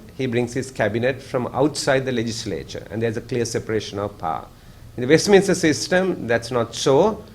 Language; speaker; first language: English; non-native, local second language; Sinhala